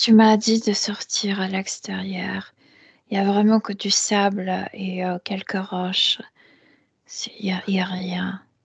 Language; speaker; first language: French; non-native, fluent; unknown